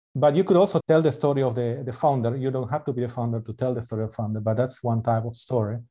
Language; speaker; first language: English; non-native, fluent; Spanish